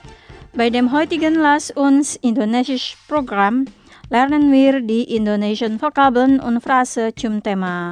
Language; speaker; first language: German; non-native, fluent; Indonesian